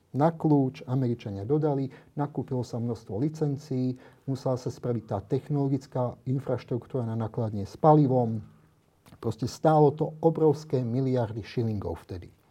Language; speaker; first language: Slovak; native; Slovak